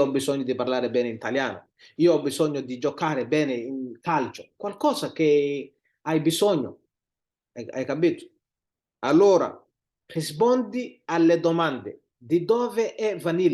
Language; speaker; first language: Italian; non-native, learner; Somali